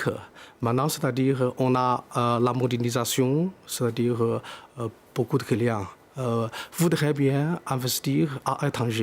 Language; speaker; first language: French; non-native, fluent; Chinese